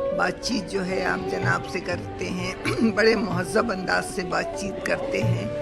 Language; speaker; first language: Urdu; native; Urdu